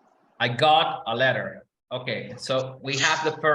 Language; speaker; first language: English; non-native, fluent; Spanish